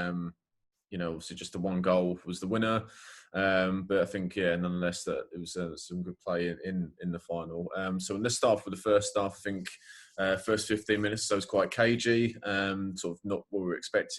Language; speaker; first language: English; native; English